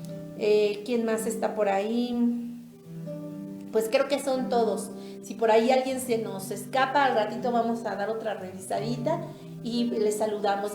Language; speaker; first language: Spanish; native; Spanish